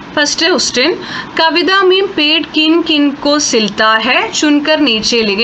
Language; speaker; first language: Hindi; non-native, local second language; Malayalam